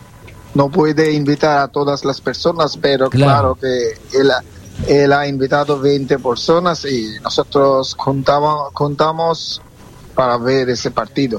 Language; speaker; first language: Spanish; non-native, fluent; Bangla